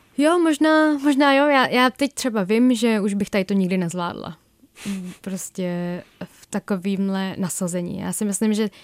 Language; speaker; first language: Czech; early bilingual, other home language; Vietnamese